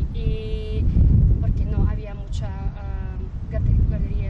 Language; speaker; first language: Spanish; non-native, learner; Kazakh